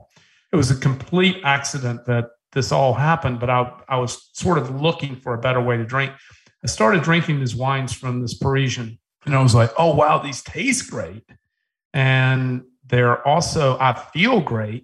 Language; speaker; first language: English; native; English